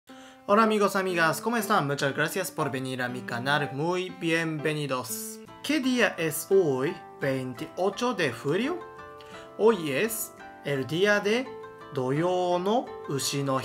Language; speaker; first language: Spanish; non-native, learner; Japanese